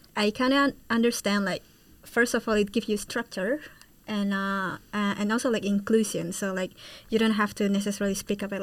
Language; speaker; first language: English; non-native, fluent; Indonesian